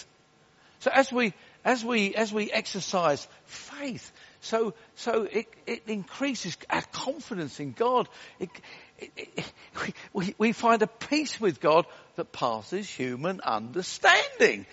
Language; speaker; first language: English; native; English